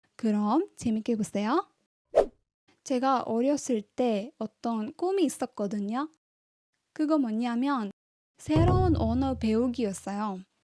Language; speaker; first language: Korean; non-native, fluent; Tamil